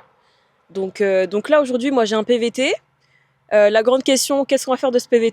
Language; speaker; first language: French; native; French